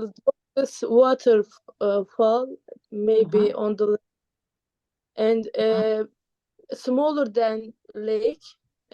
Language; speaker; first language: English; non-native, learner; Turkish